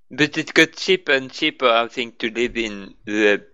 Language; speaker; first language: English; non-native, learner; Norwegian